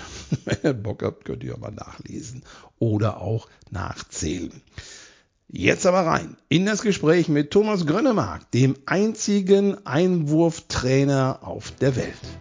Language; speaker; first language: German; native; German